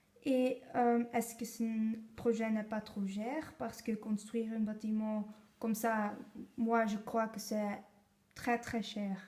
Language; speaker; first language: French; non-native, learner; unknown